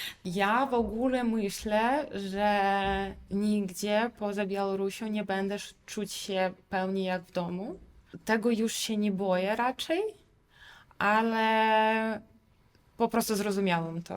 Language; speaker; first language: Polish; non-native, fluent; Russian